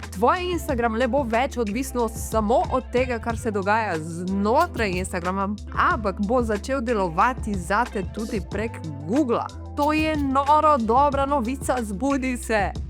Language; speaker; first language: Slovenian; early bilingual, heritage; Portuguese